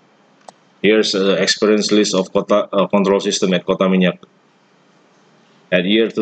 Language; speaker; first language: English; non-native, fluent; Indonesian